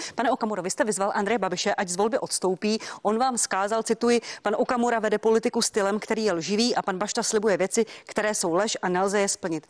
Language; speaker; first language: Czech; native; Czech